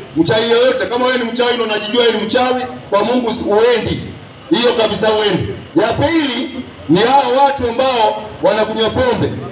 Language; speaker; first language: Swahili; non-native, local second language; Kikuyu